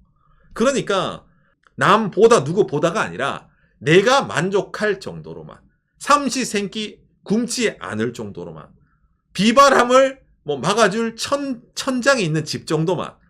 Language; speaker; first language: Korean; native; Korean